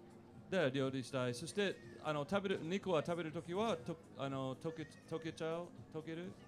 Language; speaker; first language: Japanese; non-native, learner; English